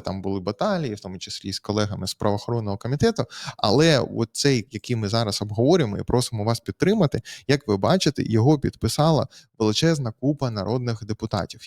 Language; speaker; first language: Ukrainian; native; Ukrainian